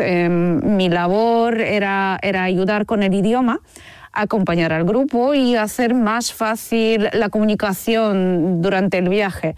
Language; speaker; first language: Spanish; non-native, fluent; Polish